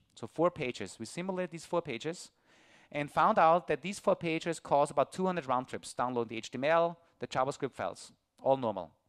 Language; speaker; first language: English; non-native, fluent; German